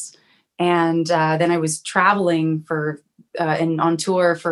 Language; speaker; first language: English; native; English